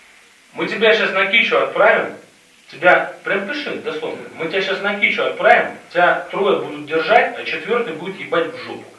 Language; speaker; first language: Russian; native; Russian